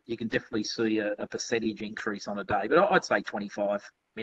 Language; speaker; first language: English; native; English